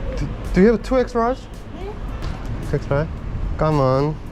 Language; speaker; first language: English; non-native, learner; Korean